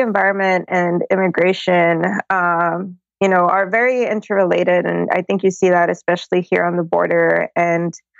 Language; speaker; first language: English; native; English